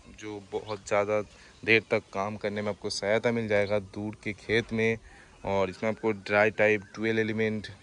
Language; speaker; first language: Hindi; non-native, local second language; Bangla